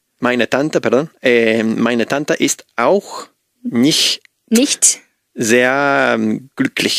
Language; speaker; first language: German; non-native, learner; Spanish